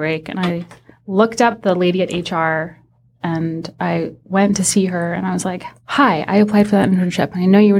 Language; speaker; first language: English; early bilingual, other home language; Persian